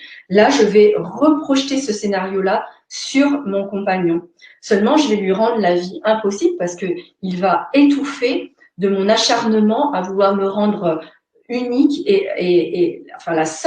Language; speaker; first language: French; native; French